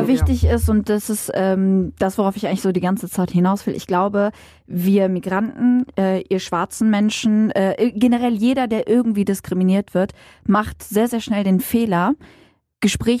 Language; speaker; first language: German; early bilingual, other home language; Arabic